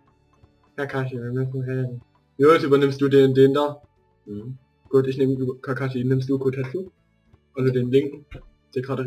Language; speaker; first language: German; native; German